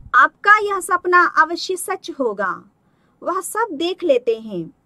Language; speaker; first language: Hindi; non-native, local second language; Telugu